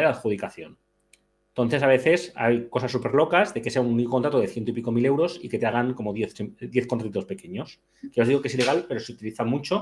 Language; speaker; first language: Spanish; native; Spanish